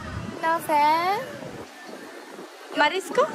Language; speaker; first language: Spanish; non-native, fluent; Japanese